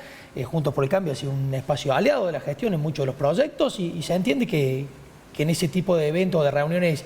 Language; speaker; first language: Spanish; native; Spanish